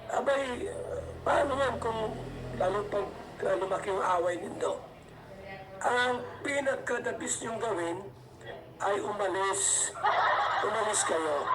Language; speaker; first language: Filipino; native; Filipino